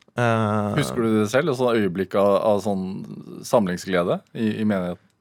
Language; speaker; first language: Norwegian; native; Norwegian